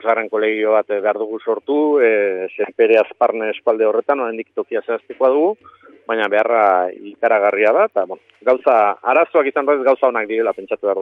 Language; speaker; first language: Basque; native; Basque